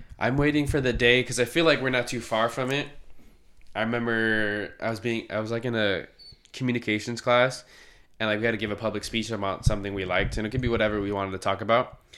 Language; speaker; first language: English; native; English